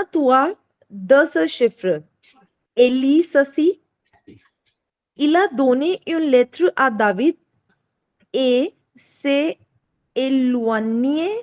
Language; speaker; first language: French; non-native, learner; Hindi